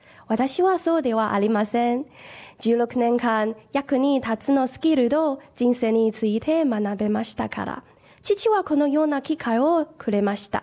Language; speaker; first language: Japanese; non-native, learner; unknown